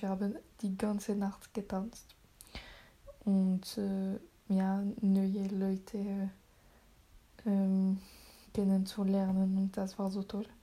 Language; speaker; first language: German; non-native, learner; French